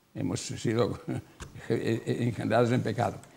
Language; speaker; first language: Spanish; non-native, local second language; Catalan